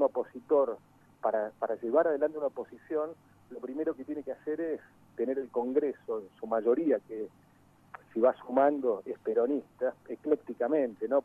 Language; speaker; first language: Spanish; native; Spanish